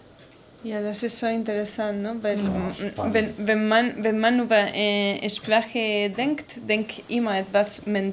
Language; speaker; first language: German; non-native, learner; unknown